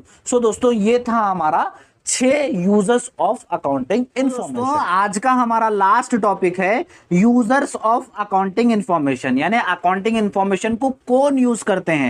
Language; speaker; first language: Hindi; native; Hindi